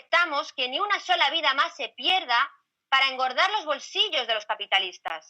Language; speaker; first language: Spanish; native; Spanish